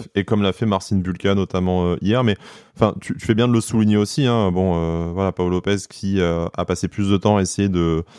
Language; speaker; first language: French; native; French